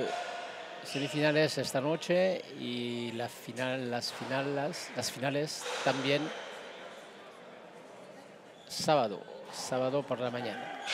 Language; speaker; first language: Spanish; non-native, fluent; French